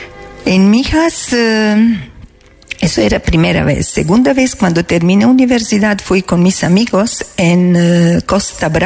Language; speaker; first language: Spanish; non-native, learner; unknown